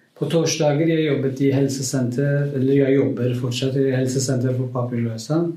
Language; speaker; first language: Norwegian; non-native, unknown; Kurdish